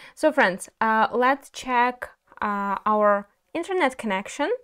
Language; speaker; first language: English; non-native, fluent; Ukrainian